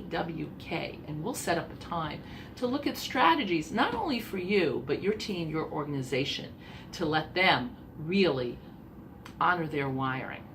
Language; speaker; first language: English; native; English